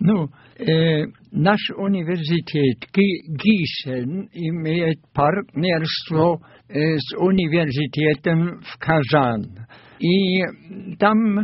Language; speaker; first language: Russian; non-native, fluent; German